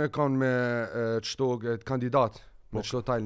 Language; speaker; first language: Albanian; non-native, learner; Arabic